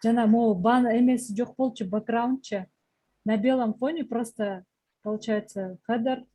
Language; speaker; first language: Russian; non-native, local second language; Kyrgyz